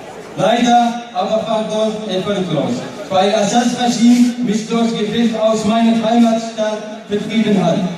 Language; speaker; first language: German; non-native, learner; Arabic